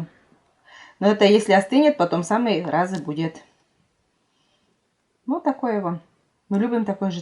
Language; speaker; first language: Russian; native; Russian